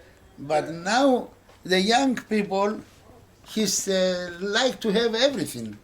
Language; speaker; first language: English; non-native, learner; Greek